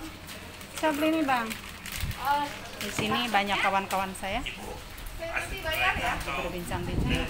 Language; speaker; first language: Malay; non-native, local second language; Sundanese